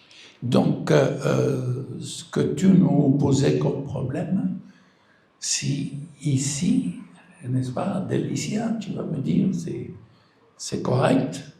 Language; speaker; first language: French; non-native, fluent; Spanish